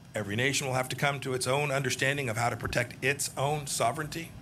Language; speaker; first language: English; native; English